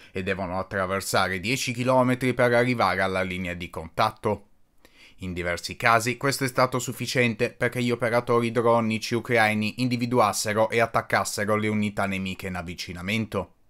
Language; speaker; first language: Italian; native; Italian